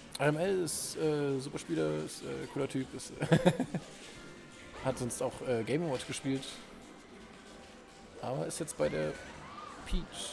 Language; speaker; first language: German; native; German